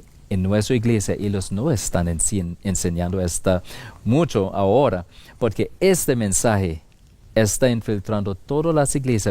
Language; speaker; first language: Spanish; non-native, fluent; English